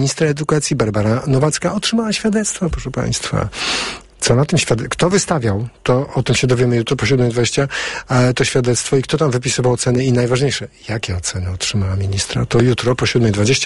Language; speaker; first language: Polish; native; Polish